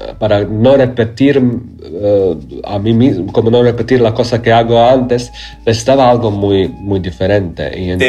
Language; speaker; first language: Spanish; non-native, learner; Croatian